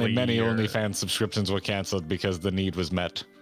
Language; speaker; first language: English; native; English